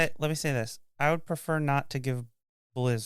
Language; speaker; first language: English; native; English